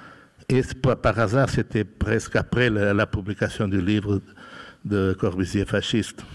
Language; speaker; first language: French; non-native, fluent; Portuguese